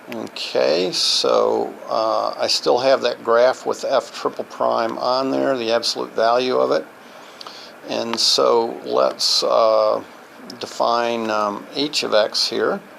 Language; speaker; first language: English; native; English